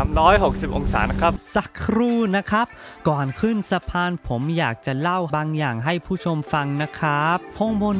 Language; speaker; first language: Thai; early bilingual, heritage; Thai